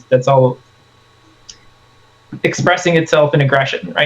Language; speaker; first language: English; native; English